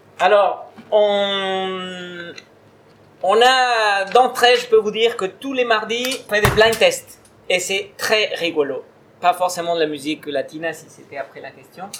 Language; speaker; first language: French; non-native, fluent; Spanish